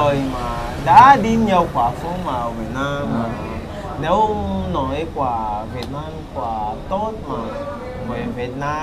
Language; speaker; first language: Vietnamese; non-native, learner; Portuguese